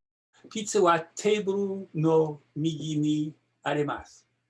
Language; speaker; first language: Japanese; non-native, learner; English